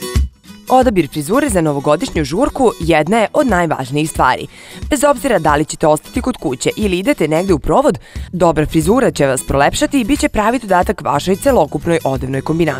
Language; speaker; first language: Croatian; native; Croatian